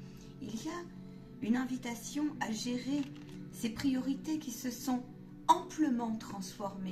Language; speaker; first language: French; native; French